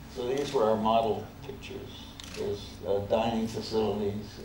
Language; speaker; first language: English; native; English